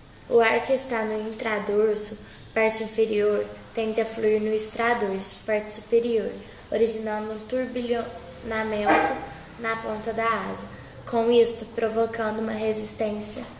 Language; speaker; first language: Portuguese; native; Portuguese